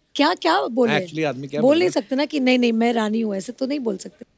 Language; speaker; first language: Hindi; non-native, local second language; Bangla